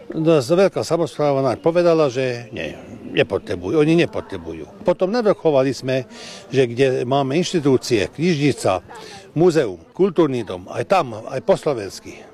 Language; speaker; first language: Slovak; early bilingual, heritage; Slovak